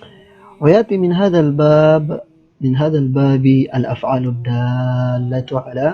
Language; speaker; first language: Arabic; non-native, fluent; Maranao